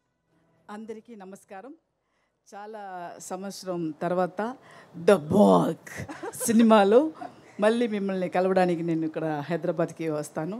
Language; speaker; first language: Telugu; non-native, fluent; Tamil